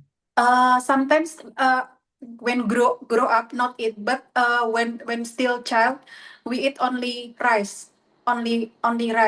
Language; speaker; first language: English; non-native, learner; Indonesian